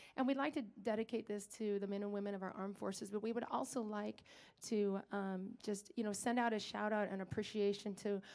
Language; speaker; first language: English; native; English